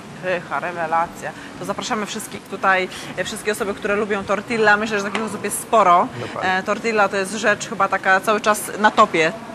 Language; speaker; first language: Polish; native; Polish